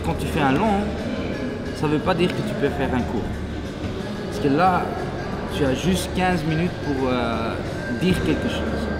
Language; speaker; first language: French; non-native, local second language; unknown